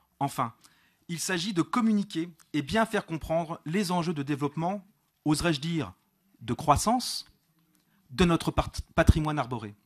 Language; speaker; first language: French; native; French